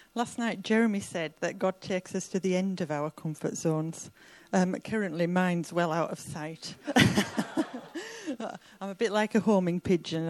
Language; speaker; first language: English; native; English